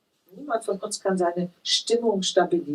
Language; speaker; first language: German; native; German